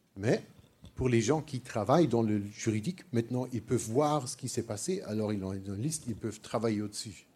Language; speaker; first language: French; non-native, fluent; German